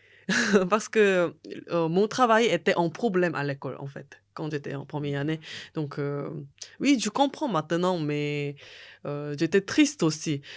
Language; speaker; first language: French; non-native, fluent; Korean